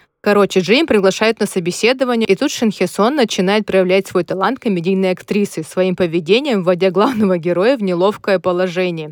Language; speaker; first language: Russian; native; Russian